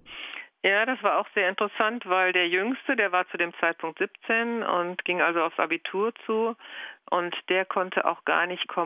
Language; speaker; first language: German; native; German